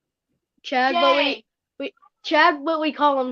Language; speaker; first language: English; native; English